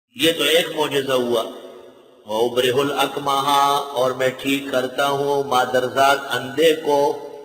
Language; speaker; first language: Urdu; non-native, local second language; Pashto